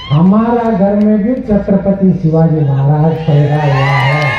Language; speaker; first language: Hindi; non-native, local second language; Kannada